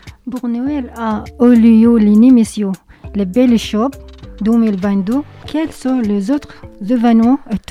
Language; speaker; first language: French; non-native, learner; Arabic